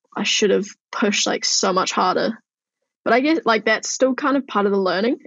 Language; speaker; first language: English; native; English